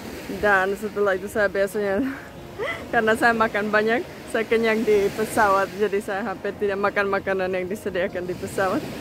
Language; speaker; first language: Indonesian; non-native, fluent; Czech